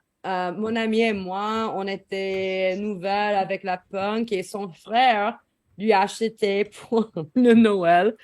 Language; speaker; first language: French; non-native, learner; English